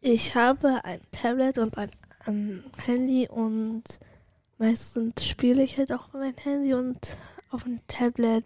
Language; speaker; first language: German; early bilingual, other home language; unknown